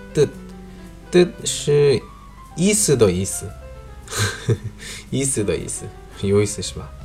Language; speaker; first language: Chinese; non-native, learner; Korean